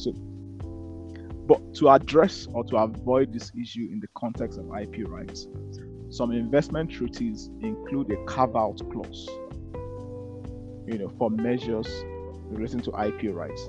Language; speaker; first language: English; non-native, local second language; Yoruba